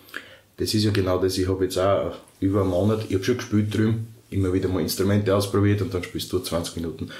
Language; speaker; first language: German; native; German